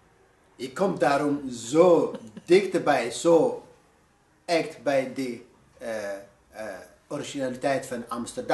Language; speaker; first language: Dutch; non-native, fluent; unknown